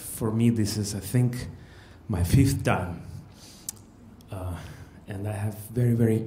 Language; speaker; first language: English; non-native, fluent; Russian